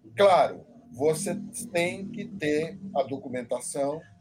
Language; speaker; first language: Portuguese; native; Portuguese